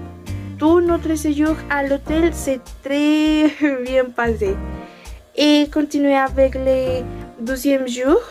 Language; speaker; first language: French; non-native, learner; Spanish